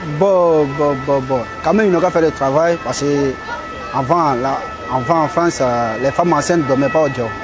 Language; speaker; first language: French; non-native, local second language; Dyula